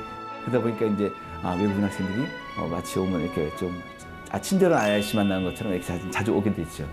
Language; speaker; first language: Korean; native; Korean